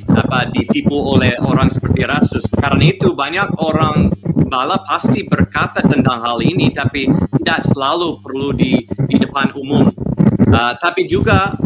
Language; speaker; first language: Indonesian; non-native, learner; English